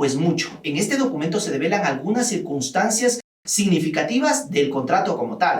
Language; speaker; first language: Spanish; native; Spanish